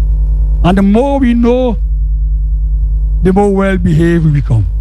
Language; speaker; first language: English; native; English